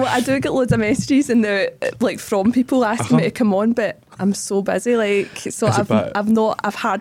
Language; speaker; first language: English; native; English